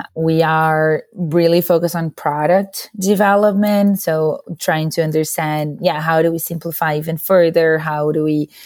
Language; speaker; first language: English; non-native, fluent; Portuguese